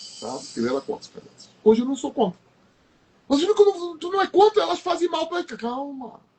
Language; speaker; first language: Portuguese; native; Portuguese